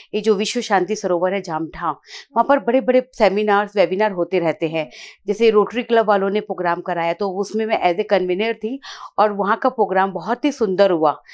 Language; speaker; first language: Hindi; native; Hindi